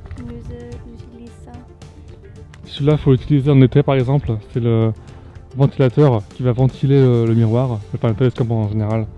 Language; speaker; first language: French; native; French